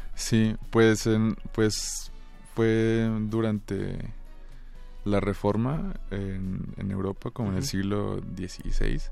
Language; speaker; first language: Spanish; native; Spanish